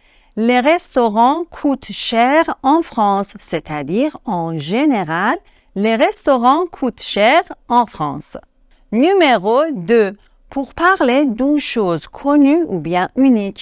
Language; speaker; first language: French; non-native, fluent; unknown